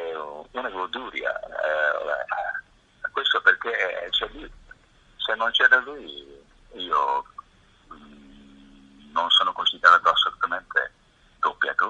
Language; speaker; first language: Italian; non-native, fluent; Japanese